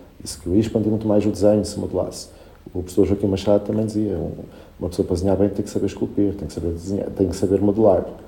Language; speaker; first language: Portuguese; early bilingual, other home language; Spanish